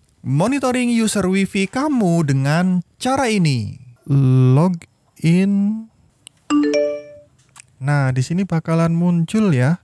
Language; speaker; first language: Indonesian; native; Indonesian